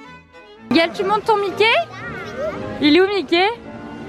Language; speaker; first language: French; native; French